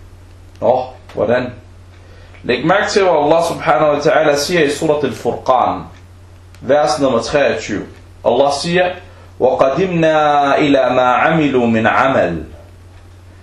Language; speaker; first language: Danish; early bilingual, other home language; Arabic